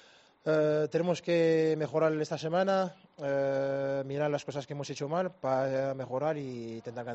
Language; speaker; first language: Spanish; native; Spanish